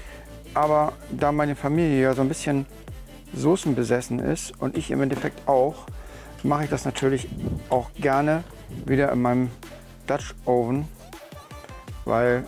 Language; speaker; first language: German; native; German